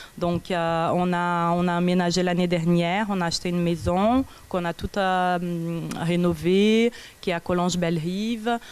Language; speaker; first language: French; non-native, fluent; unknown